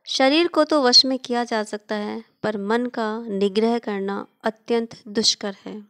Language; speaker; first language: Hindi; native; Hindi